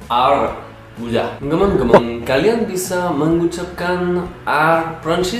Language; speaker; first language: Indonesian; non-native, learner; French